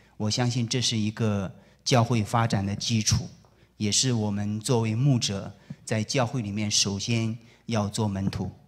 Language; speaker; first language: Chinese; native; Chinese